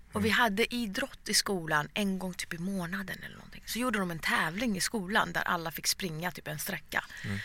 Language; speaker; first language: Swedish; early bilingual, other home language; Persian